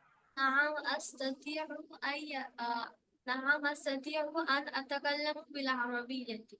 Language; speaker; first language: Arabic; non-native, learner; Bangla